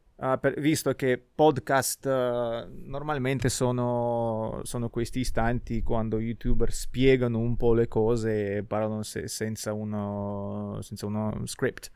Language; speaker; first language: Italian; non-native, fluent; Russian